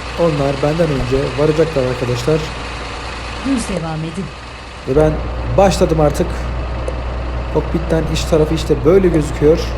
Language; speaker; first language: Turkish; native; Turkish